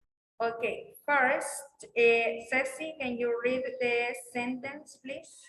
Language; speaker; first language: English; non-native, learner; Spanish